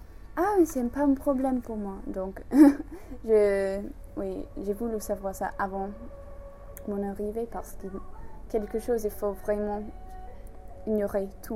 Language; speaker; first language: French; non-native, learner; English